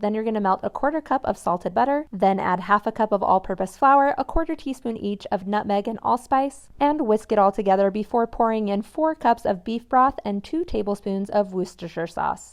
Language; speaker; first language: English; native; English